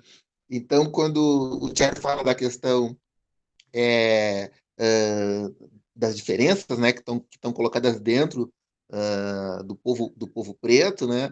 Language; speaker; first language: Portuguese; native; Portuguese